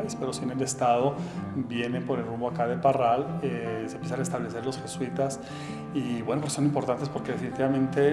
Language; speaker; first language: Spanish; native; Spanish